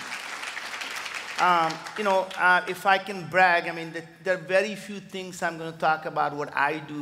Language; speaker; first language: English; non-native, local second language; Hindi